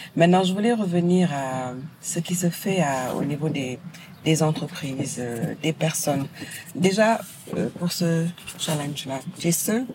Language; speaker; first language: French; non-native, local second language; Wolof